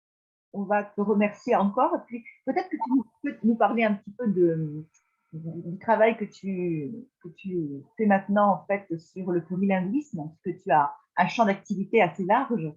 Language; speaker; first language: French; native; French